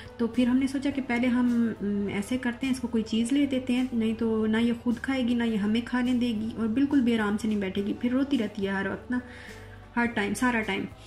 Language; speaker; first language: Urdu; non-native, local second language; Saraiki